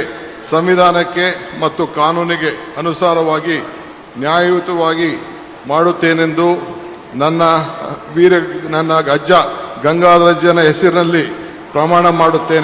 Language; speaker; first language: Kannada; native; Kannada